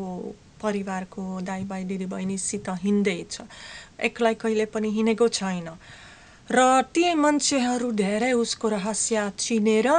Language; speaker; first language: Nepali; non-native, learner; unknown